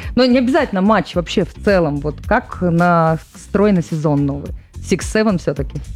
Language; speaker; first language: Russian; native; Russian